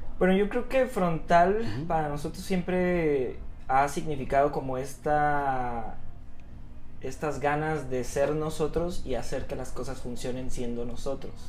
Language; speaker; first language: Spanish; native; Spanish